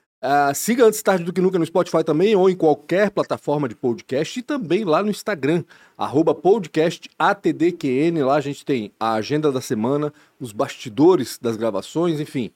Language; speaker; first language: Portuguese; native; Portuguese